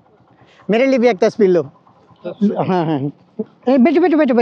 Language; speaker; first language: Hindi; non-native, fluent; Bangla